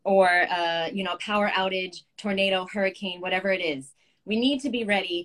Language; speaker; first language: English; native; English